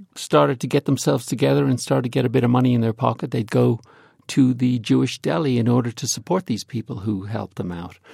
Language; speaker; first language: English; native; English